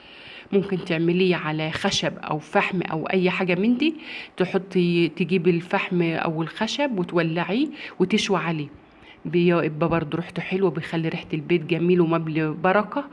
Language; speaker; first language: Arabic; native; Arabic